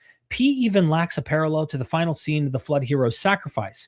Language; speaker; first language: English; native; English